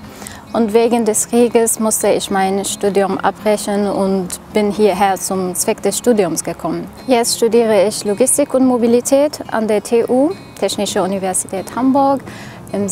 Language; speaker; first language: German; non-native, fluent; Arabic